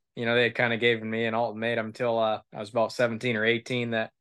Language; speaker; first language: English; native; English